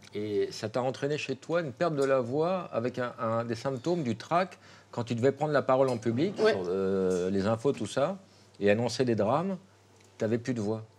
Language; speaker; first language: French; native; French